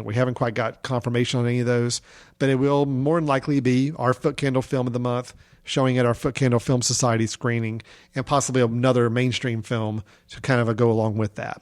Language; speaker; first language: English; native; English